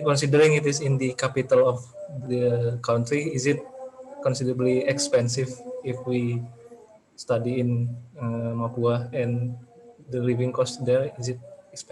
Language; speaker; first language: English; non-native, learner; Indonesian